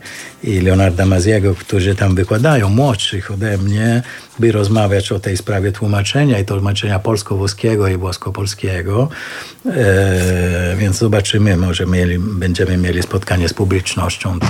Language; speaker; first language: Polish; non-native, fluent; Italian